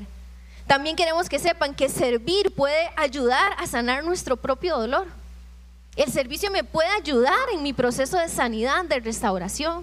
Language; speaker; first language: Spanish; native; Spanish